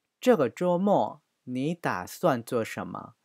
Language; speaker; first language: Chinese; non-native, fluent; Korean